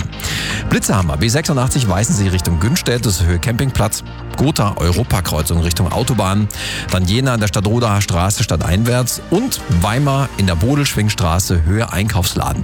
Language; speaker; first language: German; native; German